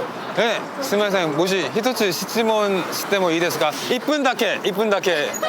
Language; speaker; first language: Japanese; non-native, learner; Korean